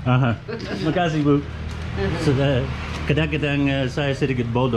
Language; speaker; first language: Indonesian; non-native, learner; English